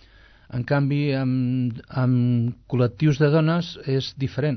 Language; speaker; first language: Catalan; non-native, local second language; Spanish